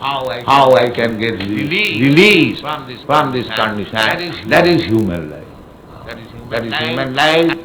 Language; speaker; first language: English; non-native, local second language; Bangla